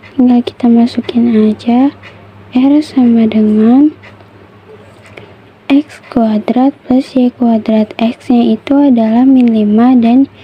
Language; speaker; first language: Indonesian; native; Indonesian